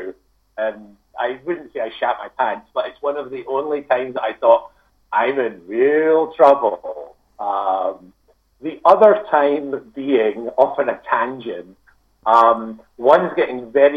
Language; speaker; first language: English; native; English